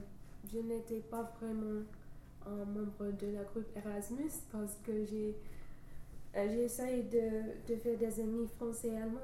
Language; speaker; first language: French; non-native, fluent; English